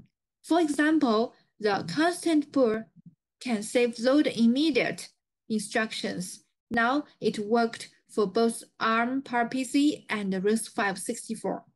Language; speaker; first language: English; non-native, fluent; Chinese